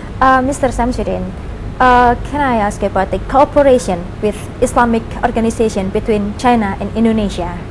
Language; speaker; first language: English; non-native, fluent; Indonesian